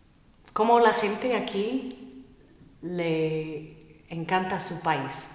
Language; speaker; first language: Spanish; non-native, fluent; English